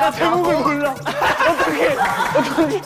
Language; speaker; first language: Korean; native; Korean